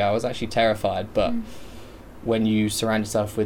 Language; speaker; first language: English; native; English